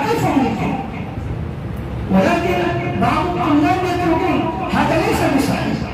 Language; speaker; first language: Arabic; non-native, fluent; Urdu